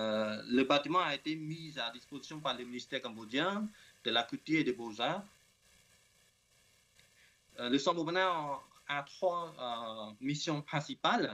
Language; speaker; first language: French; non-native, learner; Khmer